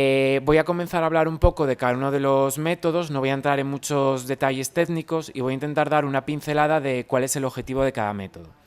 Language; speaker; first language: Spanish; native; Spanish